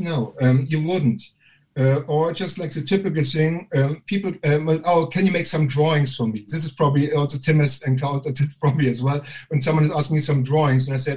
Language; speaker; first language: English; non-native, fluent; German